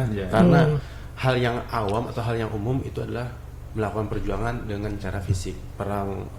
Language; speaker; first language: Indonesian; non-native, local second language; Banjar